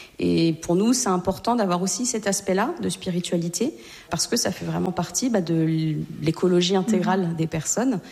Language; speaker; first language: French; native; French